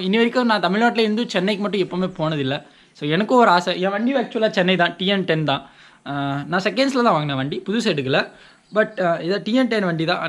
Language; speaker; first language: Tamil; non-native, local second language; Hindi